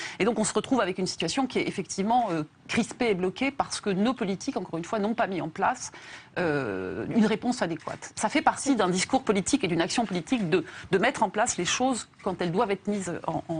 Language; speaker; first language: French; native; French